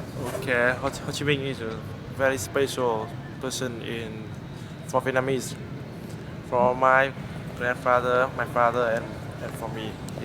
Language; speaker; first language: English; non-native, learner; Vietnamese